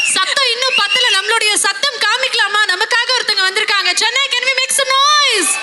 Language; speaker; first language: Tamil; native; Tamil